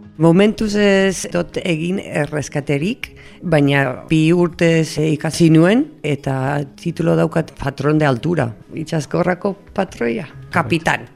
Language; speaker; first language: Basque; non-native, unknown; English